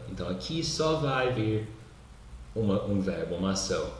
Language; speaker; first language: Portuguese; non-native, fluent; English